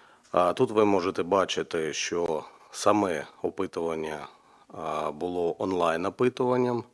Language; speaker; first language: Ukrainian; native; Ukrainian